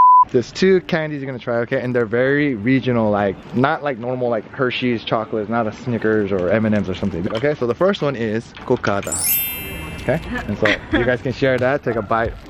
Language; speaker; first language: English; native; English